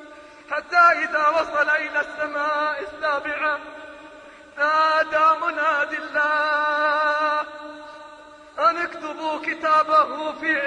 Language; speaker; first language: Arabic; native; Arabic